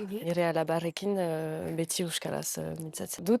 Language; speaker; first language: Basque; non-native, learner; French